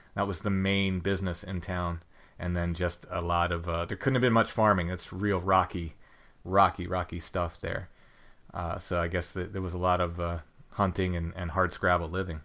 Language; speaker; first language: English; native; English